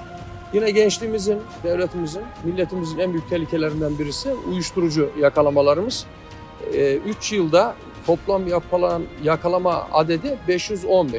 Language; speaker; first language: Turkish; native; Turkish